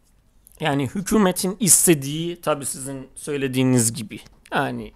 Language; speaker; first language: Turkish; non-native, fluent; Persian